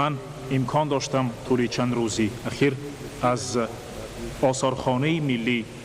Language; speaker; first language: Persian; non-native, fluent; Urdu